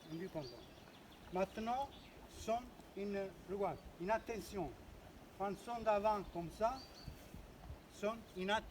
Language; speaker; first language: French; non-native, learner; Italian